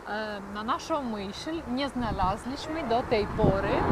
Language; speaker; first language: Polish; non-native, learner; Ukrainian